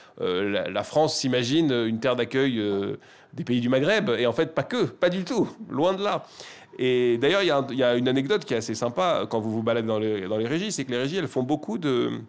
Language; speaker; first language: French; native; French